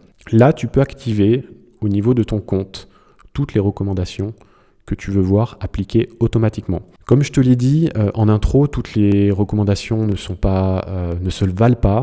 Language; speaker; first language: French; native; French